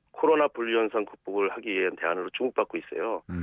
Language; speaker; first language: Korean; native; Korean